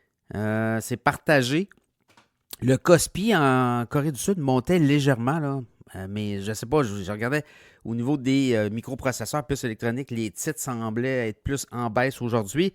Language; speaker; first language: French; native; French